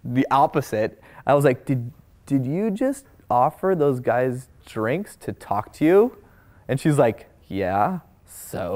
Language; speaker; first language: English; native; English